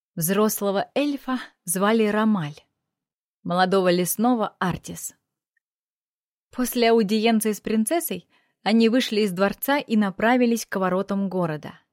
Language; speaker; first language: Russian; native; Russian